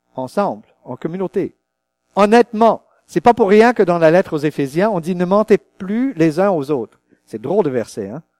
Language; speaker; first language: French; non-native, fluent; English